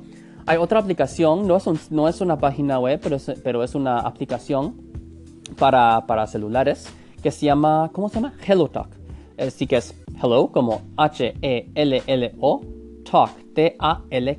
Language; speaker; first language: Spanish; non-native, fluent; English